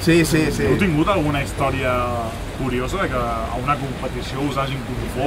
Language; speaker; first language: Catalan; native; Catalan